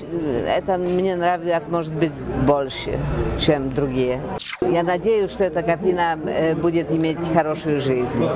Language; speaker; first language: Russian; non-native, learner; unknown